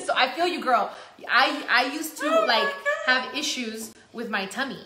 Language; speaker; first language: English; early bilingual, other home language; Spanish